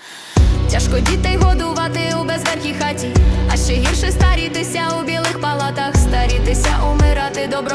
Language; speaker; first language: Ukrainian; native; Ukrainian